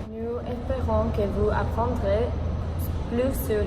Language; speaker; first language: French; non-native, learner; English